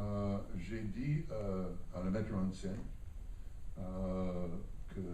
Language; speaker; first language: French; non-native, learner; English